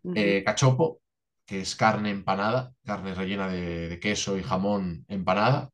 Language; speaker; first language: Spanish; native; Spanish